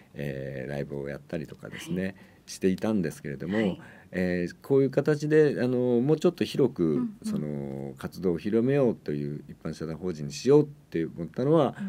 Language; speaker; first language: Japanese; native; Japanese